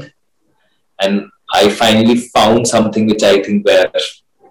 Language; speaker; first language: English; non-native, local second language; Hindi